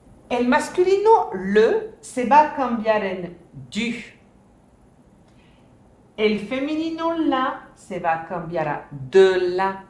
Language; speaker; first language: Spanish; non-native, fluent; French